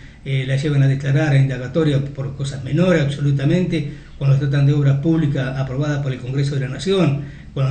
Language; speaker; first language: Spanish; native; Spanish